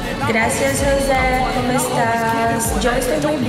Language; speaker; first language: Spanish; non-native, learner; Portuguese